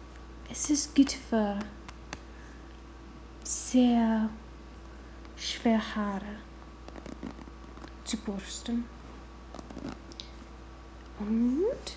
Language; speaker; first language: German; non-native, learner; English